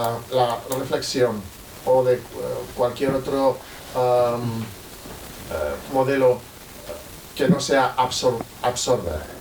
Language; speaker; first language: Spanish; native; Spanish